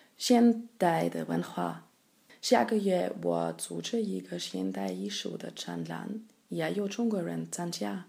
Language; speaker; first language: Chinese; non-native, learner; German